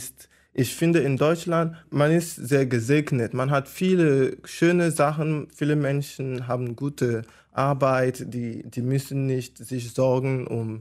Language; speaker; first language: German; non-native, fluent; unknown